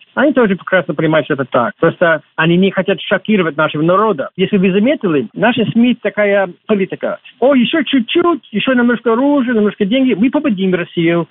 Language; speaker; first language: Russian; non-native, fluent; English